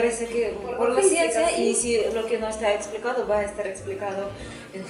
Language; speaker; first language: Spanish; non-native, fluent; Russian